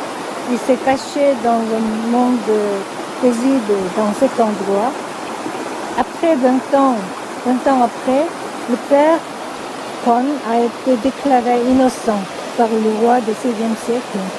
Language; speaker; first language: French; non-native, fluent; Korean